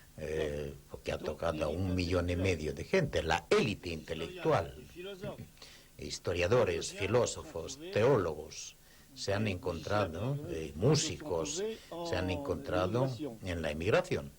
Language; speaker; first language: Spanish; non-native, fluent; Russian